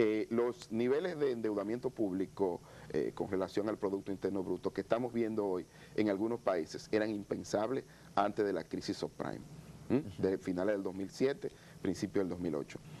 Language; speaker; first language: Spanish; native; Spanish